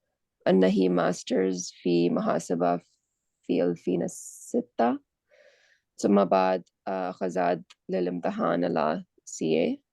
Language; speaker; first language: Arabic; non-native, learner; Urdu